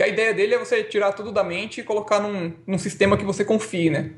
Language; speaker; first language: Portuguese; native; Portuguese